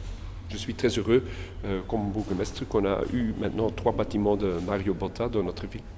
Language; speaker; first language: French; non-native, local second language; Dutch